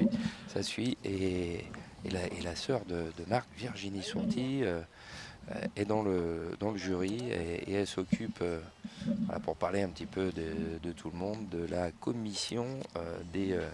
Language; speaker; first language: French; native; French